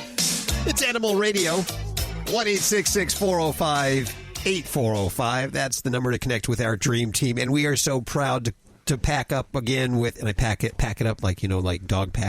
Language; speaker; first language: English; native; English